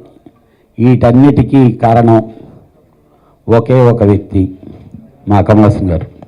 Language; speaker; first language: Telugu; native; Telugu